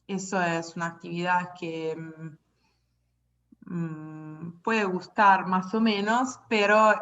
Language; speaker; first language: Spanish; non-native, fluent; Italian